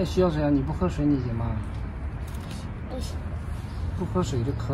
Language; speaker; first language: Chinese; native; Chinese